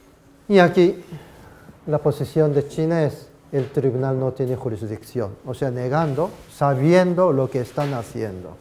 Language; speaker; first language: Spanish; non-native, fluent; Japanese